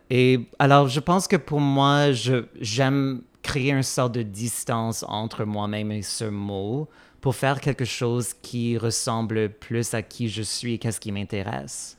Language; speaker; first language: French; non-native, fluent; English